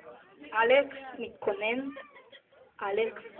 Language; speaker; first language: Hebrew; native; Hebrew